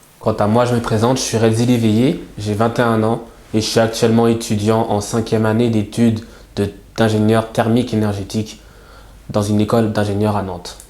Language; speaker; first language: French; native; French